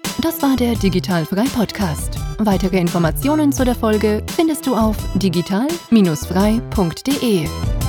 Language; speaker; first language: German; native; German